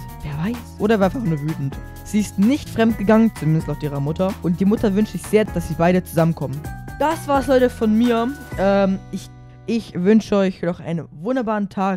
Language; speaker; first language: German; native; German